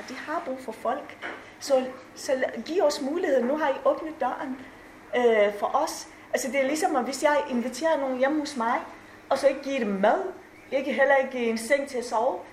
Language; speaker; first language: Danish; non-native, fluent; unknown